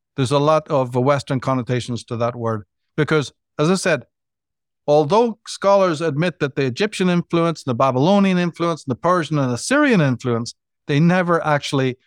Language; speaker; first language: English; native; English